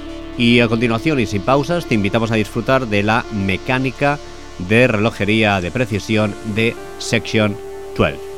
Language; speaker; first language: Spanish; native; Spanish